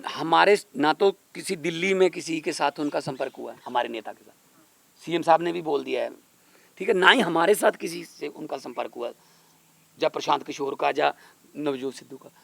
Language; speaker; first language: Hindi; non-native, local second language; Punjabi